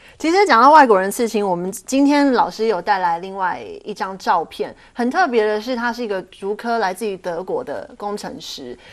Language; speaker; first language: Chinese; native; Chinese